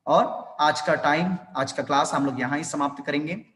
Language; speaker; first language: Hindi; non-native, local second language; Telugu